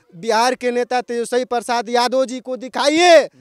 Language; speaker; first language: Hindi; native; Hindi